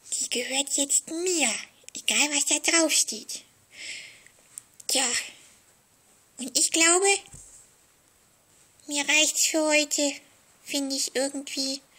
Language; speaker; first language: German; native; German